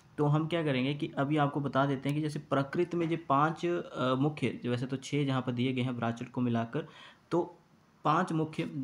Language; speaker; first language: Hindi; native; Hindi